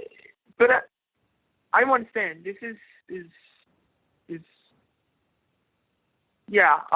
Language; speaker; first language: English; non-native, learner; Portuguese